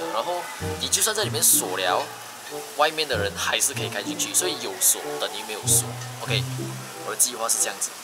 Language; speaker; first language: Chinese; native; Chinese